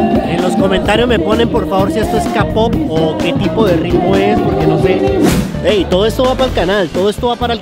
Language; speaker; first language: Spanish; native; Spanish